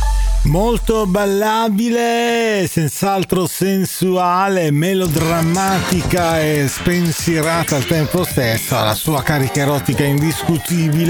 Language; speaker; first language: Italian; native; Italian